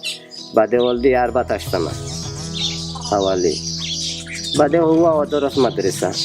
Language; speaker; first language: Arabic; non-native, learner; Bangla